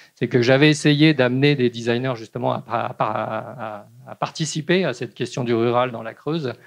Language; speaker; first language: French; native; French